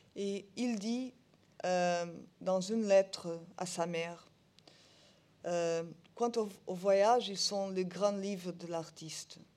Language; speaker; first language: French; non-native, learner; Portuguese